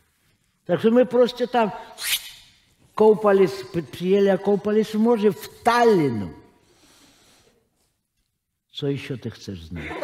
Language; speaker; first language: Czech; non-native, fluent; Russian